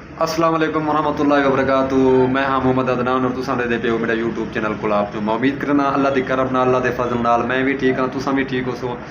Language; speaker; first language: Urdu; non-native, local second language; Saraiki